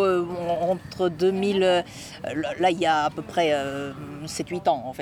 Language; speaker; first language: French; non-native, fluent; Japanese